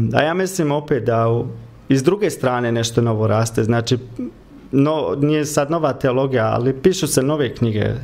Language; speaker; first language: Croatian; early bilingual, heritage; Croatian